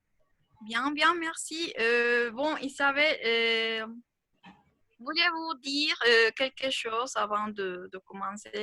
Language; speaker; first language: French; non-native, fluent; Spanish